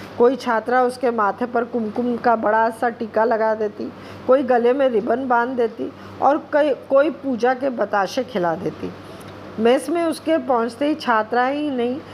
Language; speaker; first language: Hindi; non-native, local second language; Bangla